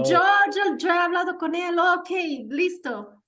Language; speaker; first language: Spanish; early bilingual, heritage; Spanish